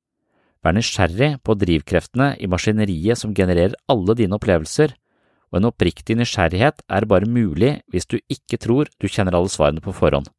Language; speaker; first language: Norwegian; native; Norwegian